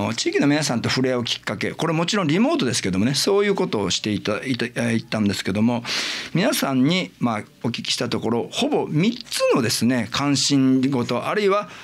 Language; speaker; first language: Japanese; native; Japanese